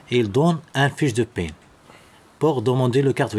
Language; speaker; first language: French; non-native, local second language; Arabic